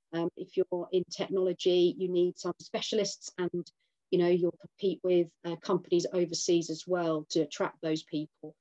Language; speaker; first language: English; native; English